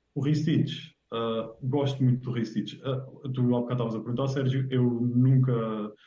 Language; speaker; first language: Portuguese; native; Portuguese